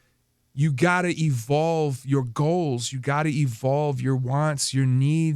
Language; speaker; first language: English; native; English